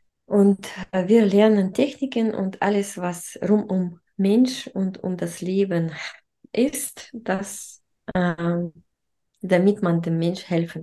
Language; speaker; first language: German; non-native, fluent; Russian